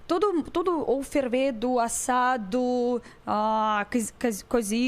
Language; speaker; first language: Portuguese; non-native, learner; Russian